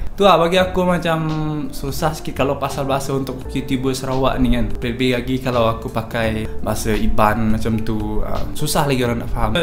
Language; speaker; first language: Malay; non-native, local second language; Iban